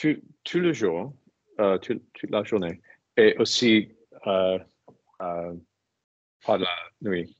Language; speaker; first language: French; non-native, learner; English